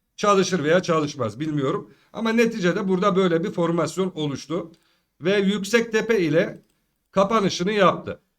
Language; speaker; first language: Turkish; early bilingual, heritage; Turkish